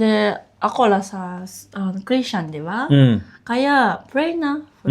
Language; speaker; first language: Filipino; non-native, learner; Japanese